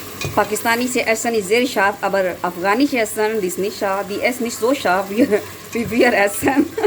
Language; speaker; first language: German; non-native, learner; Urdu